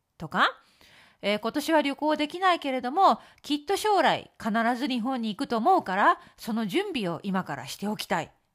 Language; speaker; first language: Japanese; native; Japanese